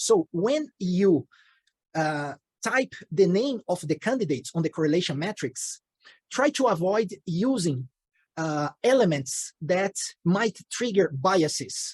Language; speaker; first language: English; non-native, fluent; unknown